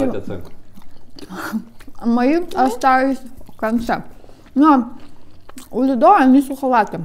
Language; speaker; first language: Russian; native; Russian